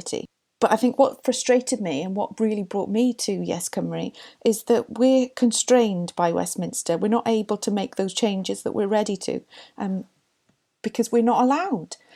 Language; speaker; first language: English; native; English